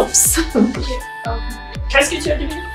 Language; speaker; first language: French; non-native, learner; English